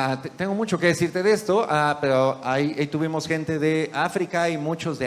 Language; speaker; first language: Spanish; native; Spanish